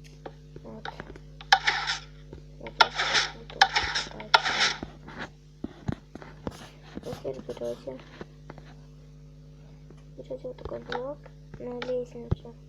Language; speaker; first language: Russian; native; Russian